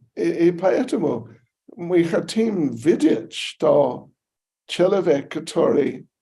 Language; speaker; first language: Russian; non-native, learner; English